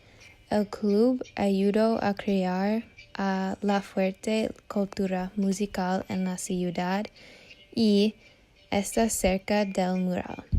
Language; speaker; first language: Spanish; non-native, learner; English